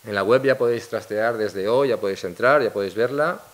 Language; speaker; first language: Spanish; non-native, local second language; Catalan